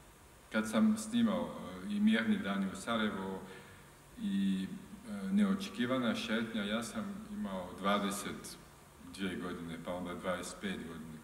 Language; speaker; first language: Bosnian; non-native, learner; French